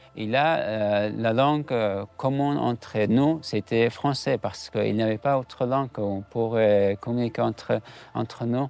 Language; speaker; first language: French; non-native, fluent; Persian